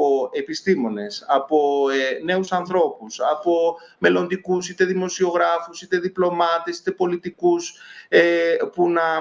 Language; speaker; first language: Greek; native; Greek